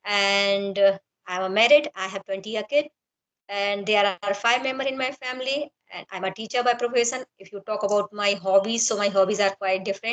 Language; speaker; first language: English; non-native, learner; Hindi